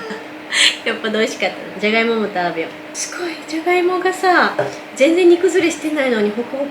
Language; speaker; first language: Japanese; native; Japanese